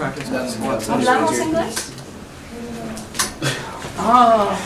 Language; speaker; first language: Spanish; non-native, fluent; English